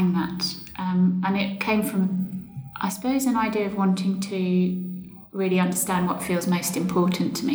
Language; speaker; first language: English; native; English